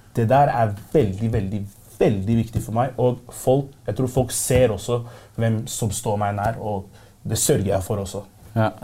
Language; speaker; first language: Norwegian; early bilingual, other home language; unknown